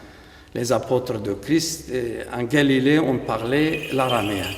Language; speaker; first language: French; non-native, fluent; Aramaic